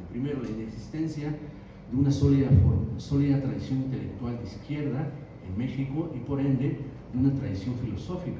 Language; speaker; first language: Spanish; native; Spanish